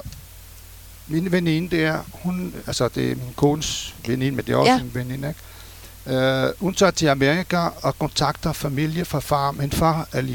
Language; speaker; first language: Danish; non-native, fluent; French